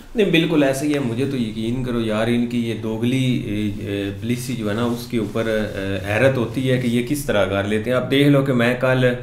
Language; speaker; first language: Urdu; non-native, local second language; Punjabi